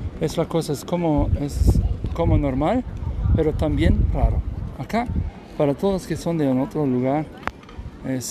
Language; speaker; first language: Spanish; non-native, learner; German